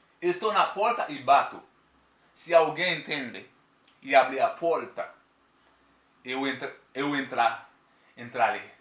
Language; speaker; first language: Portuguese; non-native, learner; Haitian Creole